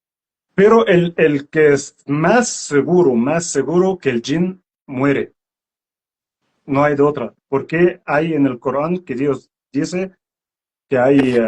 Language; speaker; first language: Spanish; non-native, learner; Arabic